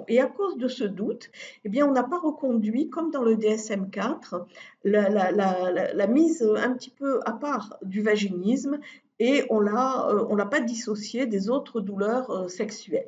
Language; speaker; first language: French; native; French